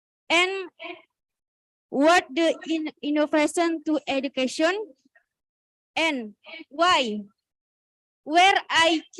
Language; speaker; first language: English; non-native, learner; Indonesian